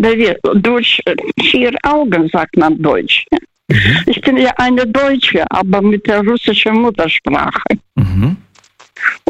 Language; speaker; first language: German; early bilingual, heritage; Russian